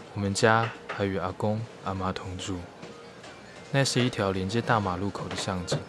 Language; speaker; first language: Chinese; native; Chinese